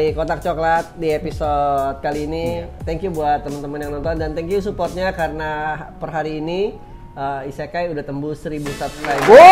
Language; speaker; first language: Indonesian; native; Indonesian